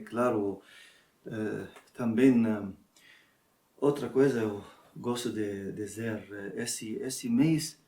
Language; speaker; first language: Portuguese; non-native, learner; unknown